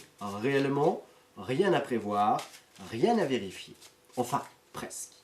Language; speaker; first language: French; native; French